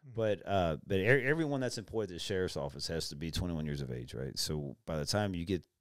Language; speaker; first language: English; native; English